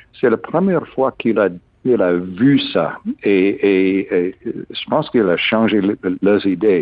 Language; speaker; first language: French; non-native, learner; English